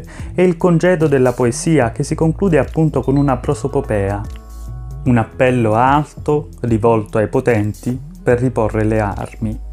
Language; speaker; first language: Italian; native; Italian